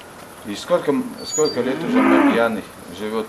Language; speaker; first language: Russian; non-native, fluent; Latvian